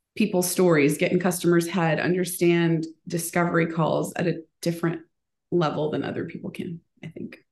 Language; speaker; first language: English; early bilingual, other home language; Spanish